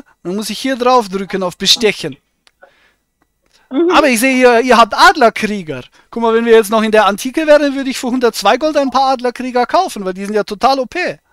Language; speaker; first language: German; native; German